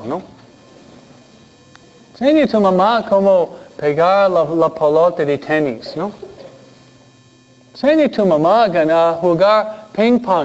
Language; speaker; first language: Spanish; non-native, fluent; English